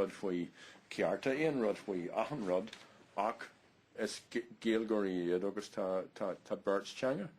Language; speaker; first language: Irish; non-native, learner; English